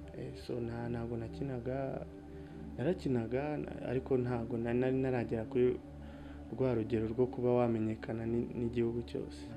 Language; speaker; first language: Kinyarwanda; native; Kinyarwanda